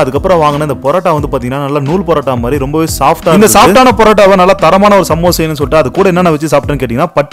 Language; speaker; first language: Tamil; native; Tamil